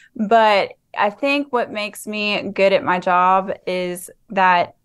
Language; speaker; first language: English; native; English